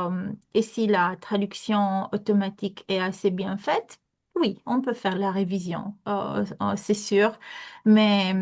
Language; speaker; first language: French; non-native, fluent; Romanian